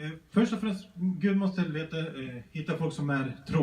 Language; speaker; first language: Swedish; early bilingual, other home language; Spanish